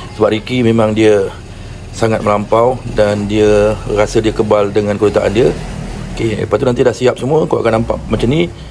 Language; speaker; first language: Malay; native; Malay